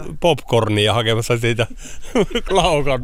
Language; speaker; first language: Finnish; native; Finnish